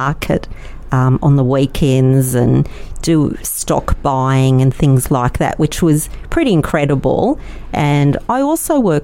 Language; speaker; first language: English; non-native, local second language; Yiddish